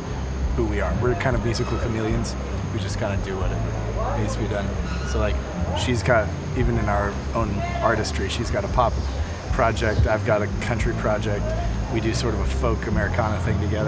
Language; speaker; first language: English; native; English